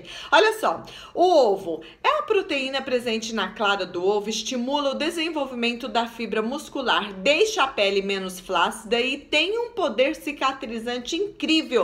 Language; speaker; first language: Portuguese; native; Portuguese